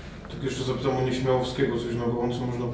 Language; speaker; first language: Polish; native; Polish